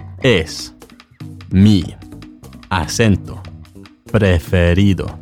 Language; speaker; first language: Spanish; non-native, fluent; English